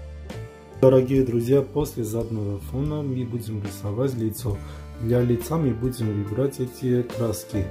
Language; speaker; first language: Russian; non-native, fluent; Armenian